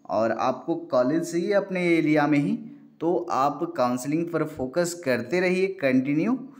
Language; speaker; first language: Hindi; native; Hindi